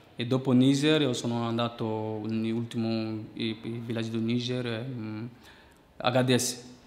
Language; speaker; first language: Italian; non-native, fluent; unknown